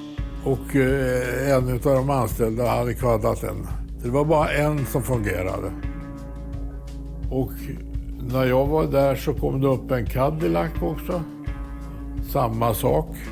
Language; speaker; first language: Swedish; native; Swedish